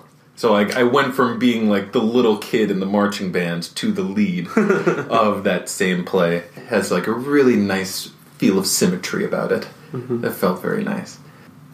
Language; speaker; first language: English; native; English